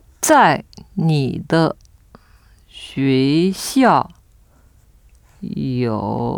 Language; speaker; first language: Chinese; non-native, learner; French